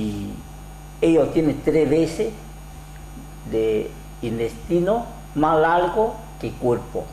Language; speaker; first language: Spanish; non-native, learner; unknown